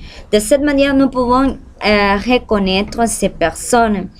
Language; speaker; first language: French; non-native, learner; Spanish